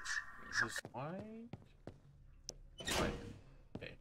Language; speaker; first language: English; native; English